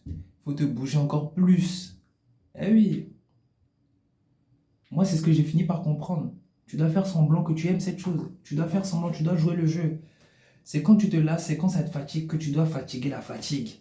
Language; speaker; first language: French; native; French